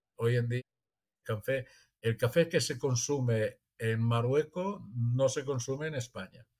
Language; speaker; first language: Spanish; non-native, fluent; Italian